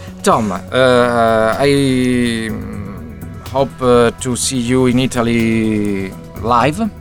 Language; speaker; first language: English; non-native, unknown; Italian